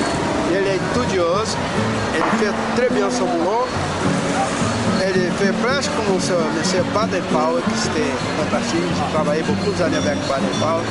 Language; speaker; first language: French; non-native, learner; Portuguese